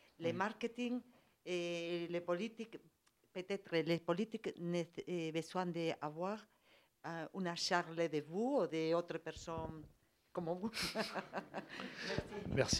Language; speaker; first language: French; non-native, learner; Spanish